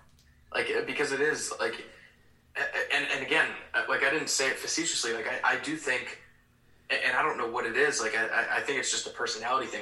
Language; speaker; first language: English; native; English